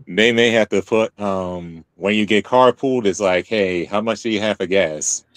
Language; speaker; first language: English; native; English